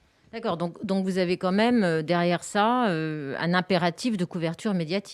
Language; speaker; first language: French; native; French